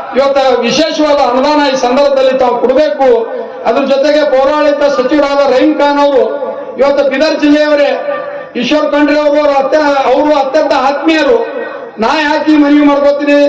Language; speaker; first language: Kannada; native; Kannada